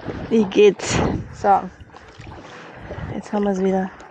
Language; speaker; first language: German; native; German